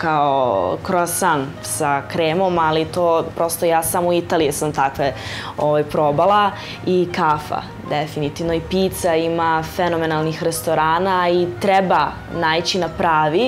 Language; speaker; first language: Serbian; early bilingual, heritage; Serbian